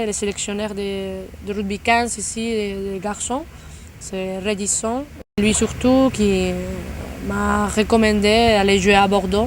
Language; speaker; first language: French; non-native, fluent; Spanish